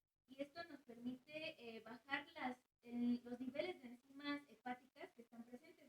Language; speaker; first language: Spanish; native; Spanish